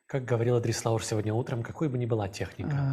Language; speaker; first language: Russian; native; Russian